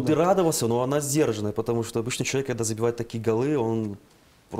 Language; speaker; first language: Russian; native; Russian